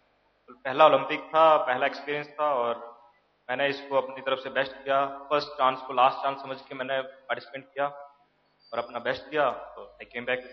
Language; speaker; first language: Hindi; native; Hindi